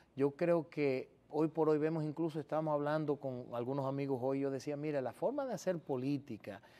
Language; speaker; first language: Spanish; early bilingual, heritage; Spanish